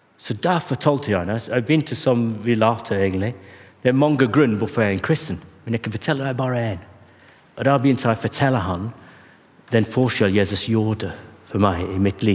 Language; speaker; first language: Norwegian; non-native, fluent; English